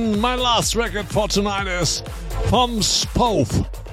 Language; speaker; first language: English; non-native, learner; German